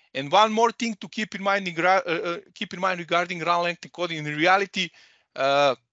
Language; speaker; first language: English; non-native, fluent; Serbian